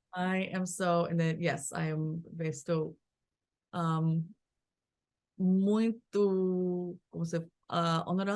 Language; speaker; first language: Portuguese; early bilingual, heritage; English